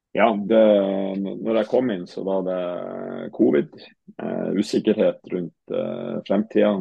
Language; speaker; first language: Norwegian; native; Norwegian